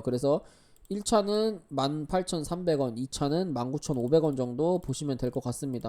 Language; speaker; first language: Korean; native; Korean